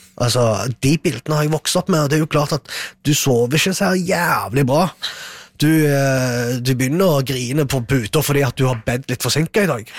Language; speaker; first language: Norwegian; early bilingual, other home language; Arabic